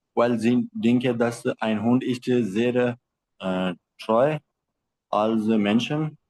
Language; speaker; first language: German; non-native, learner; Hindi